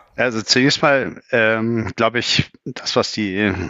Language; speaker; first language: German; native; German